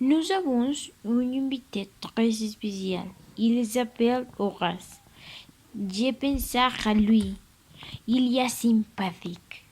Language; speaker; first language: French; non-native, learner; Spanish